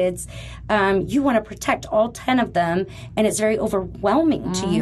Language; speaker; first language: English; native; English